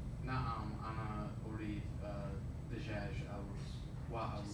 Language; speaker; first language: Arabic; non-native, learner; English